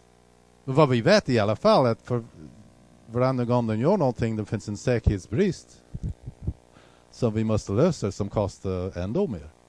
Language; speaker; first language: Swedish; non-native, fluent; English